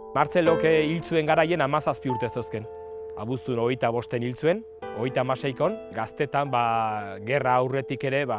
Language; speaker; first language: Basque; native; Basque